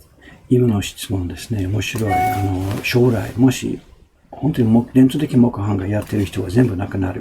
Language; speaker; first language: Japanese; non-native, fluent; English